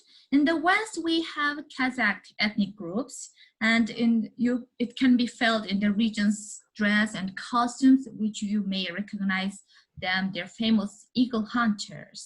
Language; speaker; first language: English; non-native, learner; Mongolian